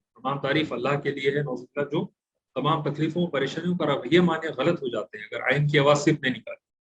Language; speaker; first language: Urdu; native; Urdu